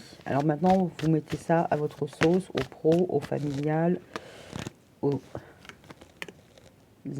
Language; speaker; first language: French; native; French